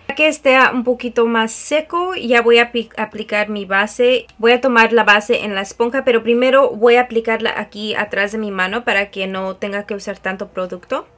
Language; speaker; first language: Spanish; early bilingual, heritage; Spanish